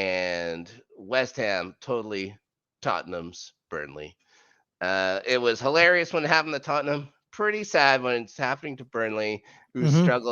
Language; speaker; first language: English; native; English